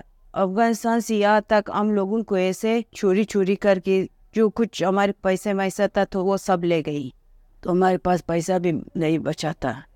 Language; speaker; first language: Hindi; non-native, learner; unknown